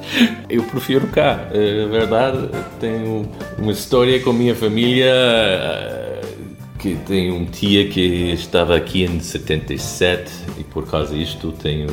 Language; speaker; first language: Portuguese; non-native, fluent; English